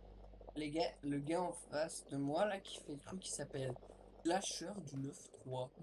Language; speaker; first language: French; native; French